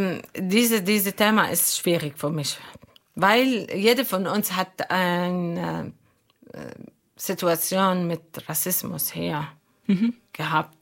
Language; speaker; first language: German; non-native, learner; Arabic